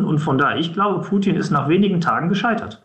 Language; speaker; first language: German; native; German